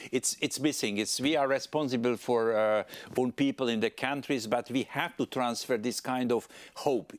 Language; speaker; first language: English; non-native, fluent; Hungarian